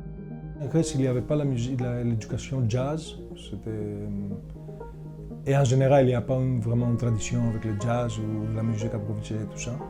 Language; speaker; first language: French; non-native, fluent; Greek